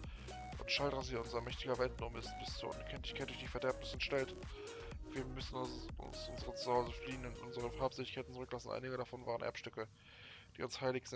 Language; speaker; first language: German; native; German